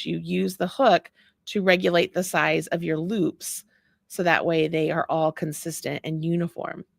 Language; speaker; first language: English; native; English